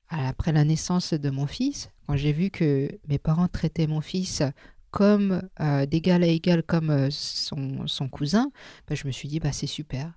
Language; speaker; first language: French; non-native, local second language; Min Nan Chinese